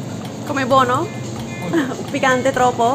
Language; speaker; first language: Italian; non-native, learner; Indonesian